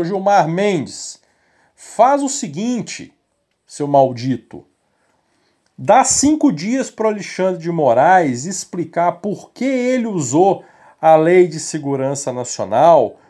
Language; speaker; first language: Portuguese; native; Portuguese